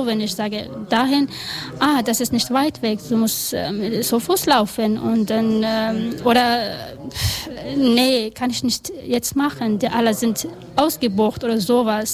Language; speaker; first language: German; non-native, learner; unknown